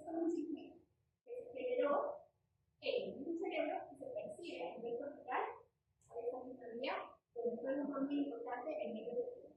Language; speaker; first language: Spanish; native; Spanish